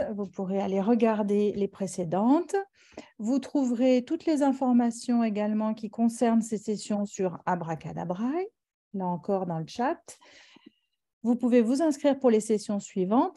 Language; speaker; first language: French; native; French